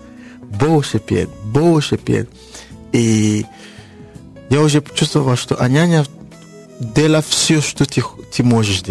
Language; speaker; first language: Russian; non-native, learner; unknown